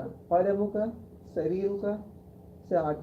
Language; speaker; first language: Arabic; non-native, learner; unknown